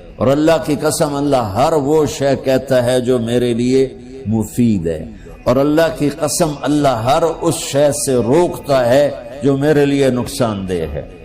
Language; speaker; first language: Urdu; non-native, local second language; Punjabi